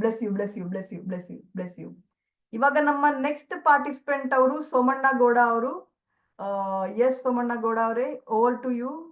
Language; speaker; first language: Kannada; native; Kannada